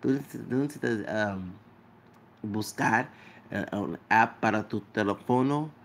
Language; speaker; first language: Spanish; non-native, learner; English